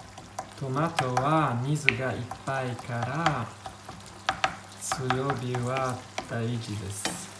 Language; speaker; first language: Japanese; non-native, learner; Italian